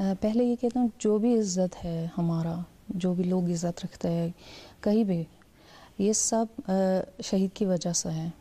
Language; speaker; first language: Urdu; non-native, fluent; Persian